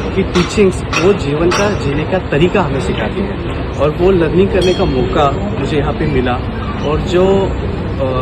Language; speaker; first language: Hindi; non-native, local second language; Marathi